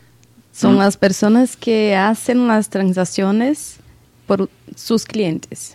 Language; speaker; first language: Spanish; non-native, learner; Portuguese